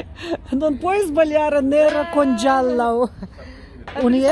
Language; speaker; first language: Italian; non-native, learner; Russian